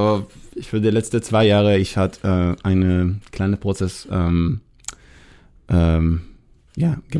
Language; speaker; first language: German; non-native, learner; Hebrew